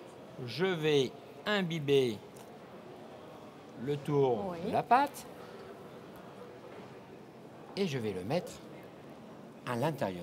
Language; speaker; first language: French; native; French